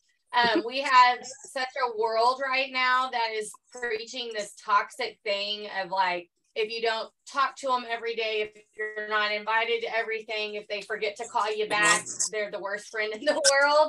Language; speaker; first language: English; native; English